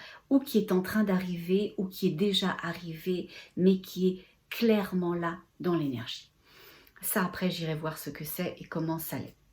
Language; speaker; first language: French; native; French